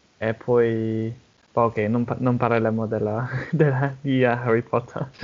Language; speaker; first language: Italian; non-native, fluent; English